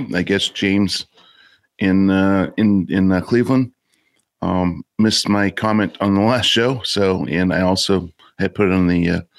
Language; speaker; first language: English; native; English